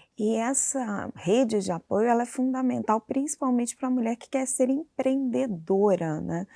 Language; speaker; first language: Portuguese; native; Portuguese